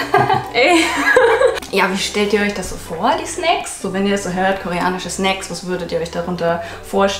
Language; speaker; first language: German; native; German